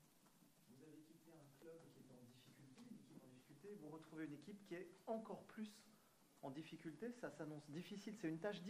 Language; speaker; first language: French; native; French